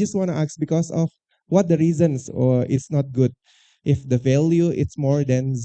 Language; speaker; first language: English; non-native, learner; Indonesian